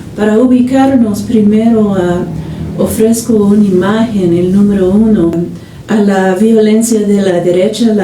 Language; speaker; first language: Spanish; non-native, fluent; English